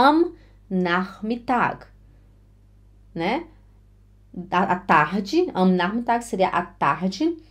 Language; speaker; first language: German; non-native, fluent; Portuguese